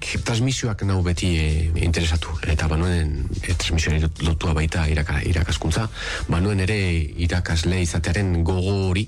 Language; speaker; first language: Basque; native; Basque